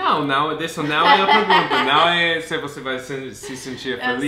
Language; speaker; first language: Portuguese; non-native, fluent; English